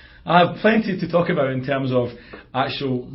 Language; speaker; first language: English; native; English